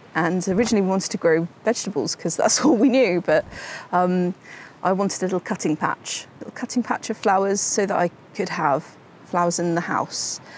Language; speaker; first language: English; native; English